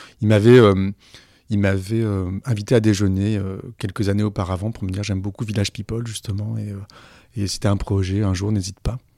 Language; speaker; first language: French; native; French